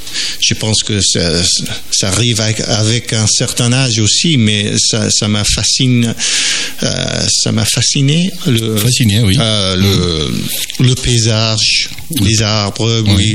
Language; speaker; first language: French; non-native, fluent; English